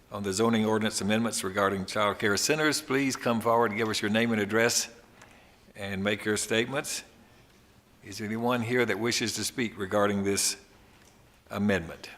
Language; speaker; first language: English; native; English